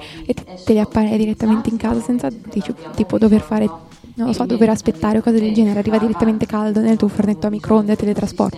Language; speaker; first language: Italian; native; Italian